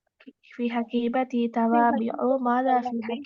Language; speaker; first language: Arabic; non-native, learner; Tamil